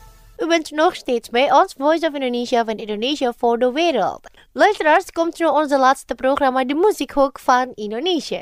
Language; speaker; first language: Dutch; non-native, fluent; Indonesian